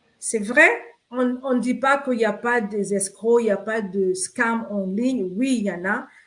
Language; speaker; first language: French; non-native, fluent; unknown